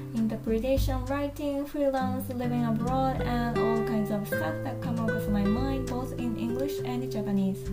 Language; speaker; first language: English; non-native, fluent; Japanese